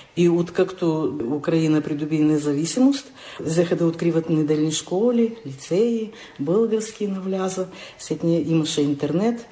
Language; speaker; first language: Bulgarian; early bilingual, heritage; Bulgarian